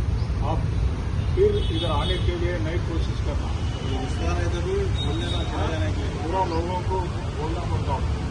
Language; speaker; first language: Hindi; non-native, fluent; Bangla